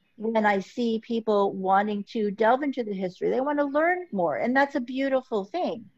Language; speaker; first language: English; early bilingual, other home language; Filipino